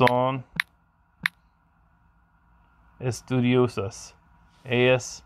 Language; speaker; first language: Spanish; non-native, learner; English